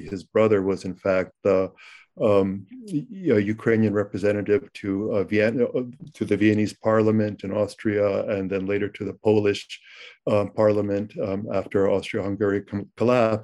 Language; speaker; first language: English; early bilingual, other home language; Ukrainian